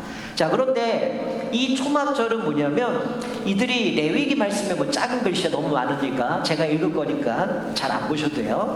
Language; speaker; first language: Korean; native; Korean